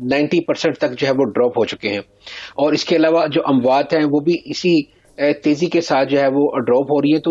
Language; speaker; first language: Urdu; native; Urdu